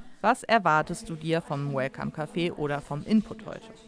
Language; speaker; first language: German; native; German